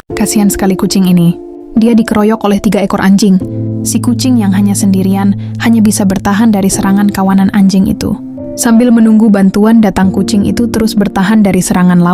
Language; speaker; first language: Indonesian; native; Indonesian